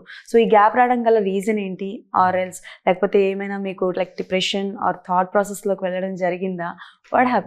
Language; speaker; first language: Telugu; native; Telugu